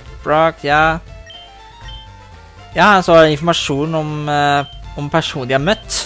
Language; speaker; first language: Norwegian; native; Norwegian